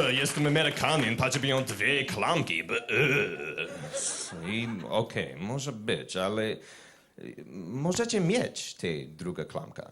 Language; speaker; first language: Polish; non-native, learner; English